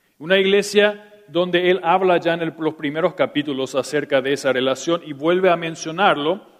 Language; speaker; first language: Spanish; non-native, local second language; German